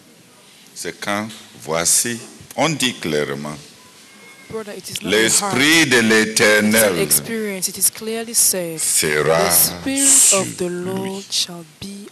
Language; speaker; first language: French; non-native, local second language; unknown